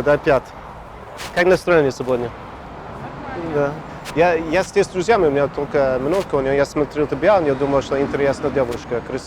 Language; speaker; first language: Russian; non-native, learner; English